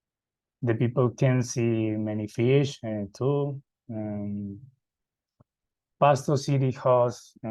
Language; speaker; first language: English; non-native, learner; Spanish